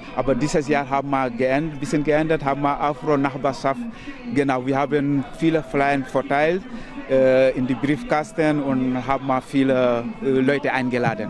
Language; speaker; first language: German; non-native, learner; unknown